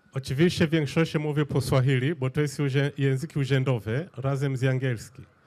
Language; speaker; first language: Polish; non-native, fluent; Swahili